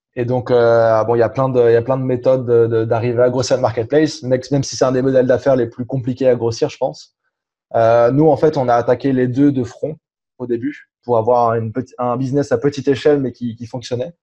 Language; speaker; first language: French; native; French